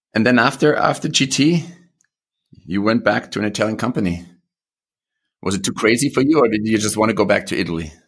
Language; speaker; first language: English; non-native, fluent; German